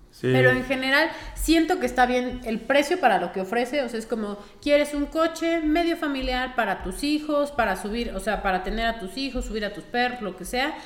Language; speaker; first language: Spanish; native; Spanish